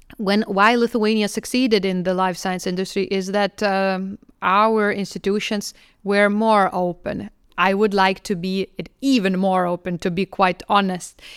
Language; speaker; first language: English; non-native, fluent; Lithuanian